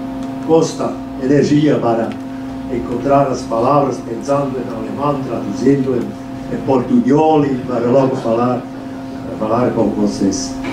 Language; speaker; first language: Portuguese; non-native, fluent; German